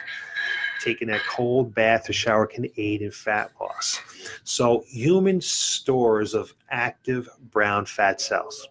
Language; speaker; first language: English; native; English